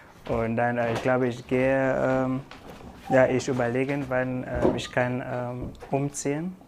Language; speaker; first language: German; non-native, learner; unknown